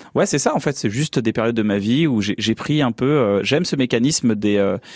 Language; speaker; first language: French; native; French